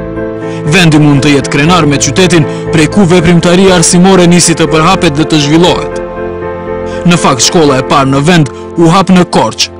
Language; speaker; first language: Albanian; native; Albanian